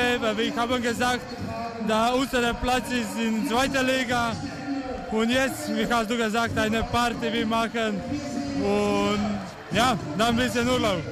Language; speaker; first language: German; non-native, learner; Croatian